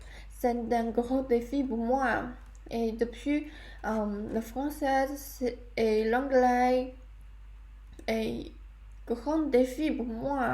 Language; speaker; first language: French; non-native, learner; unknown